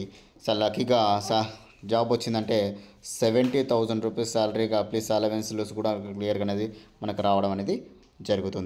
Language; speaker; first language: Telugu; native; Telugu